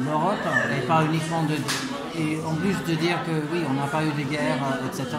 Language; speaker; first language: French; non-native, fluent; English